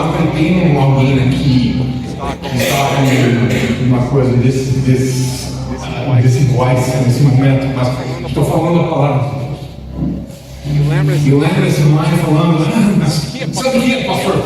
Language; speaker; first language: Portuguese; non-native, fluent; English